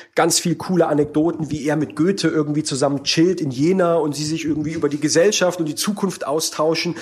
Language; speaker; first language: German; native; German